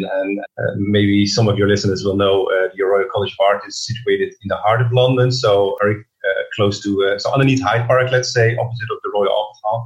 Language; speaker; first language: English; non-native, fluent; Dutch